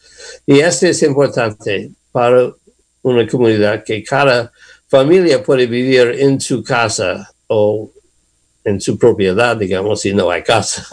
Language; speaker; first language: Spanish; non-native, learner; English